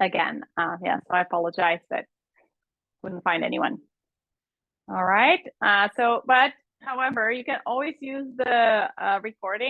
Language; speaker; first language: English; native; English